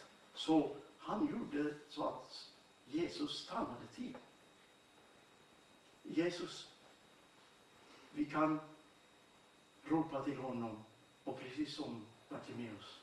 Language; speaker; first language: Swedish; non-native, fluent; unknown